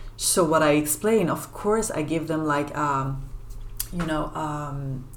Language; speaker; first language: English; non-native, fluent; Swedish